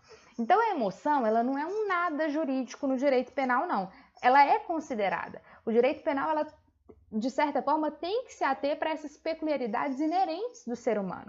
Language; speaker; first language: Portuguese; native; Portuguese